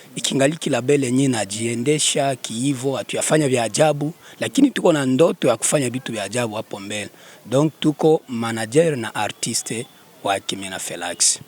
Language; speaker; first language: Swahili; native; Swahili